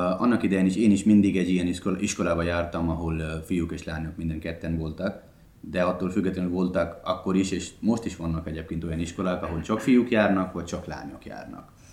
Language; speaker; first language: Hungarian; non-native, fluent; Hindi